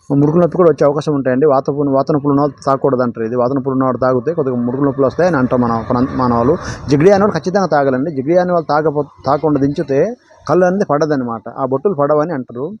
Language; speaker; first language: Telugu; non-native, local second language; Odia